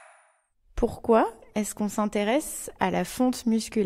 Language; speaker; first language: French; native; French